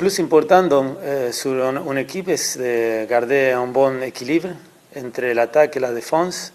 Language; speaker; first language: French; non-native, learner; Spanish